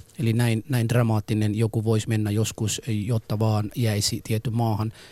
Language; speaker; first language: Finnish; early bilingual, other home language; Somali